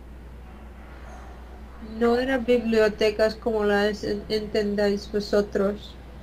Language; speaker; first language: Spanish; non-native, fluent; Latvian